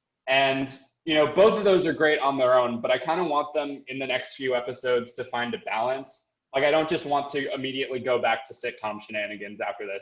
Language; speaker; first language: English; native; English